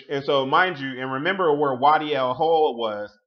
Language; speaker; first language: English; native; English